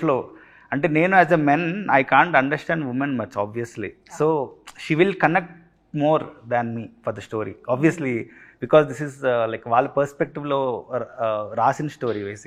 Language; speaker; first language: Telugu; native; Telugu